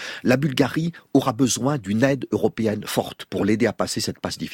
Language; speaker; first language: French; native; French